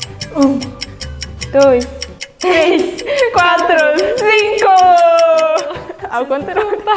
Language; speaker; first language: Portuguese; non-native, fluent; Korean